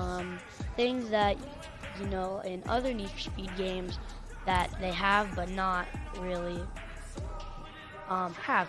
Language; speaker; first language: English; native; English